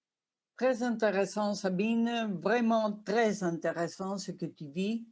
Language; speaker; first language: French; non-native, fluent; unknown